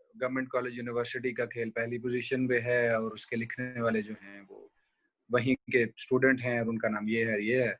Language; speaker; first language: Urdu; non-native, local second language; Punjabi